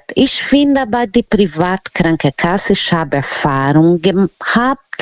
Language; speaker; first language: German; non-native, fluent; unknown